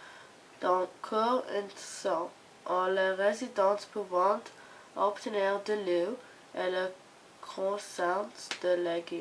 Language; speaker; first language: French; non-native, learner; English